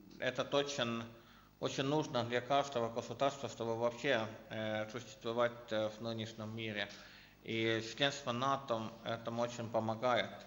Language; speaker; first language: Russian; non-native, learner; Estonian